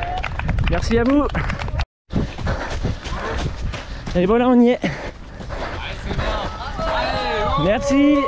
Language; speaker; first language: French; native; French